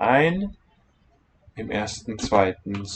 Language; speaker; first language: German; non-native, learner; English